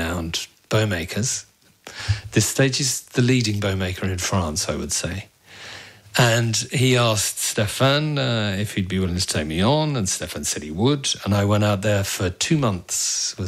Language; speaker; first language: English; native; English